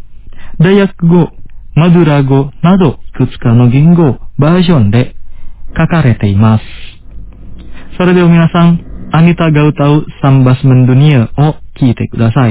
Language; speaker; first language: Japanese; non-native, fluent; Indonesian